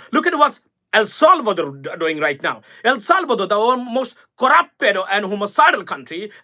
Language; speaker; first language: English; non-native, local second language; Bangla